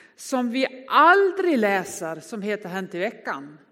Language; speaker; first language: Swedish; native; Swedish